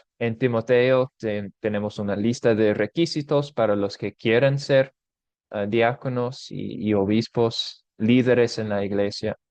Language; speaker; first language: Spanish; non-native, fluent; English